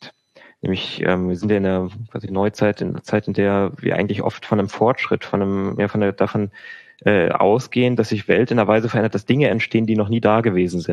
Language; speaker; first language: German; native; German